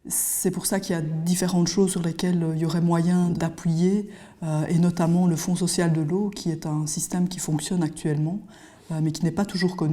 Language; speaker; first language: French; native; French